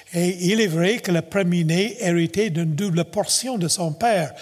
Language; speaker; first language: French; native; French